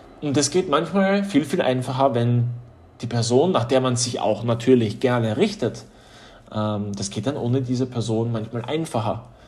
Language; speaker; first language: German; early bilingual, other home language; Polish